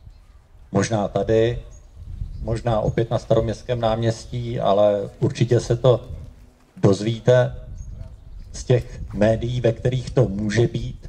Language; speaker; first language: Czech; native; Czech